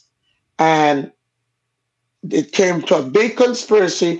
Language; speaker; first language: English; non-native, local second language; Jamaican Creole English